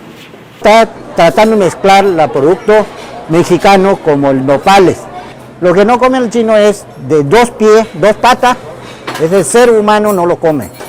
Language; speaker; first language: Spanish; non-native, fluent; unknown